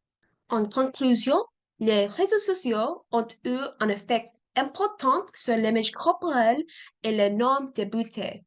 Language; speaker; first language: French; non-native, learner; English